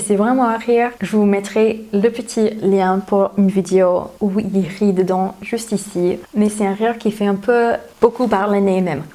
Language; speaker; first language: French; non-native, fluent; English